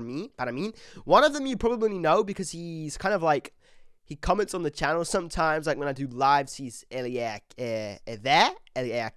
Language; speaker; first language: Portuguese; non-native, learner; English